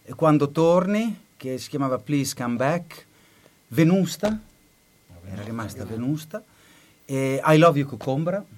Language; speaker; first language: Italian; native; Italian